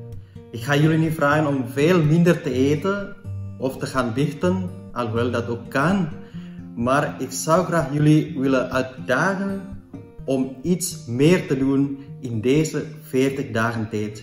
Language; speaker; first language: Dutch; non-native, fluent; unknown